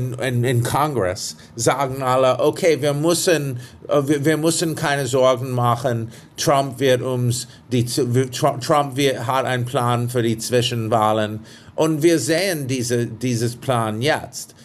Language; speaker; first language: German; non-native, fluent; English